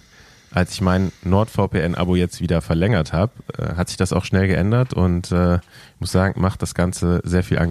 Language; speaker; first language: German; native; German